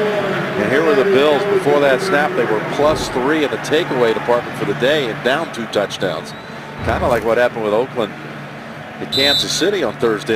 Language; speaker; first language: English; native; English